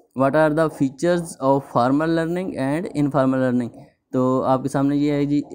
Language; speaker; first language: Urdu; native; Urdu